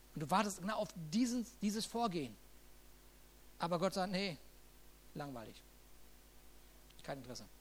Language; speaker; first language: German; native; German